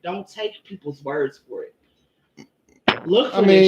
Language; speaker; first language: English; native; English